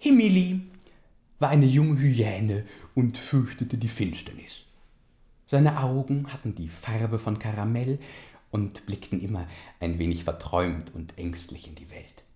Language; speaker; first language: German; native; German